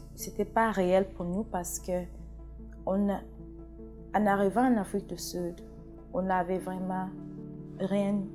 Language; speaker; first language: French; non-native, fluent; Swahili